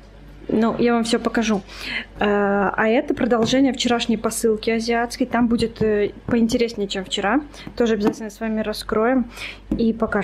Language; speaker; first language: Russian; native; Russian